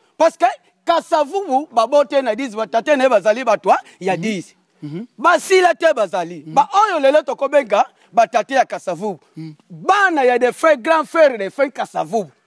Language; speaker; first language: Lingala; non-native, local second language; Kongo